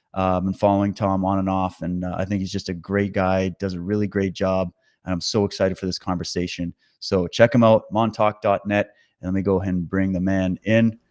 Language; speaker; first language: English; native; English